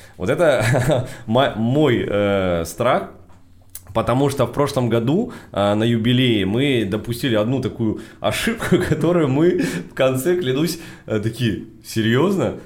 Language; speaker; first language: Russian; native; Russian